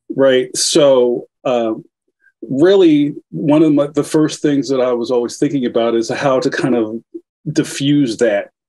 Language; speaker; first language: English; native; English